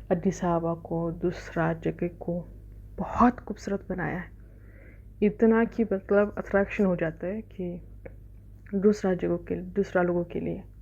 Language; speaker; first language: Hindi; non-native, fluent; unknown